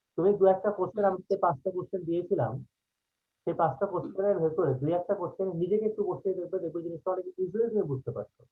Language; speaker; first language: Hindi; non-native, local second language; Bangla